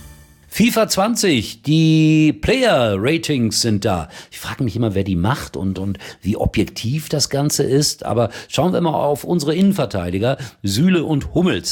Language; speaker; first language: German; native; German